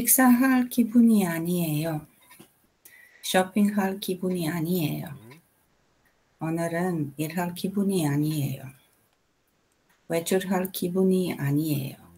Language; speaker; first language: Korean; non-native, learner; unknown